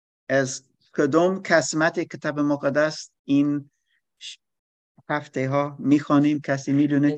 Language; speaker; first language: Persian; non-native, fluent; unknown